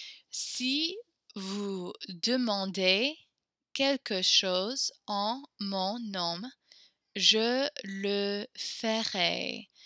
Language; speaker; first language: French; non-native, fluent; English